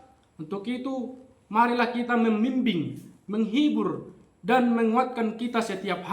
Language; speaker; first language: Indonesian; native; Indonesian